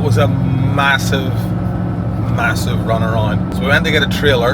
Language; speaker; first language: English; native; English